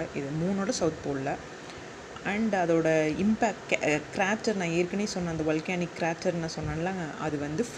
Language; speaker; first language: Tamil; native; Tamil